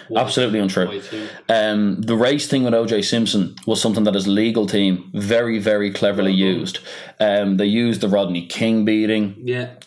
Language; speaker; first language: English; native; English